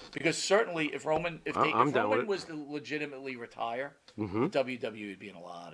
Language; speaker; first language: English; native; English